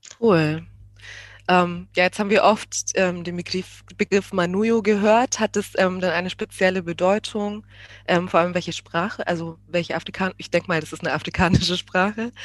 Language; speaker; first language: German; native; German